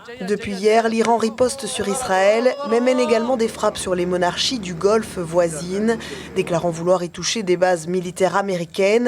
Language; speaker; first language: French; native; French